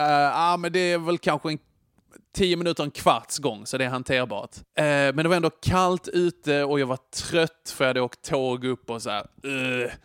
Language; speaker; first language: Swedish; native; Swedish